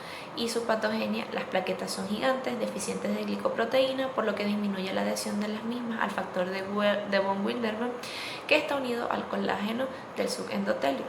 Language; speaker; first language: Spanish; native; Spanish